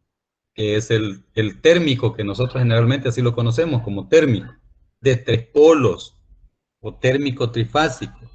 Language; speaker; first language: Spanish; native; Spanish